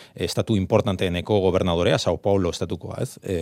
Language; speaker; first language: Basque; native; Basque